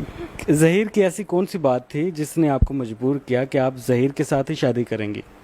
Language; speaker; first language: Urdu; native; Urdu